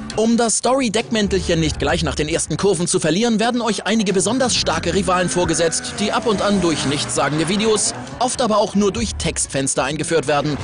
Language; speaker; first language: German; native; German